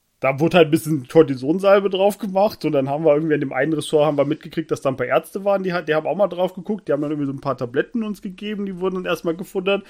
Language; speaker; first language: German; native; German